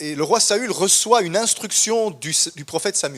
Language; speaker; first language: French; native; French